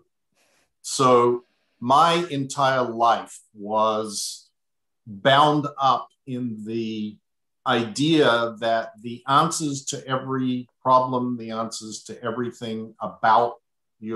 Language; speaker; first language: English; native; English